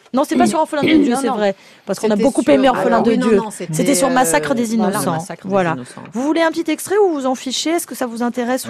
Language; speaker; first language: French; native; French